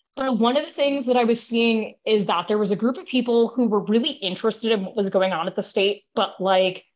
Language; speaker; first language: English; native; English